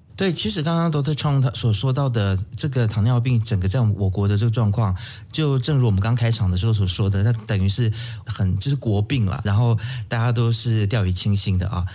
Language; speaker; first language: Chinese; native; Chinese